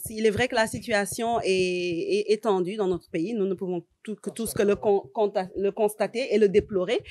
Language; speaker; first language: French; non-native, local second language; Wolof